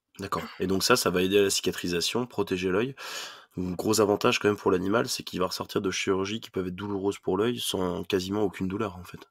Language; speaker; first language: French; native; French